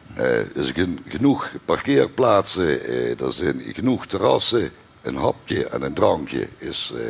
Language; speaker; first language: Dutch; native; Dutch